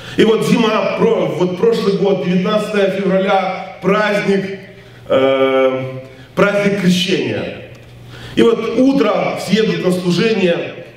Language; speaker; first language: Russian; native; Russian